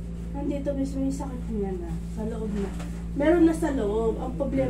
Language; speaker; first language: Filipino; native; Filipino